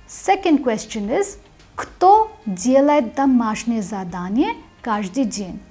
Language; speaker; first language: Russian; non-native, fluent; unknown